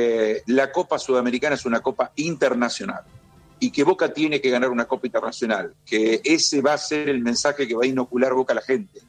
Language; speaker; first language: Spanish; native; Spanish